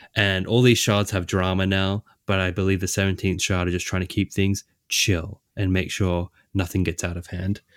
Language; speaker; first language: English; native; English